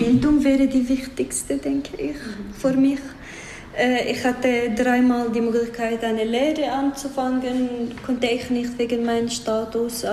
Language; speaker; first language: German; non-native, fluent; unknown